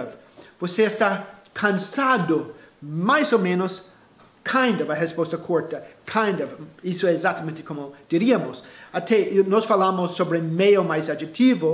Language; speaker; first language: Portuguese; non-native, fluent; English